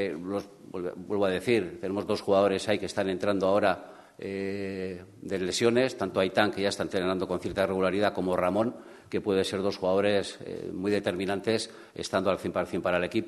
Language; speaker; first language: Spanish; native; Spanish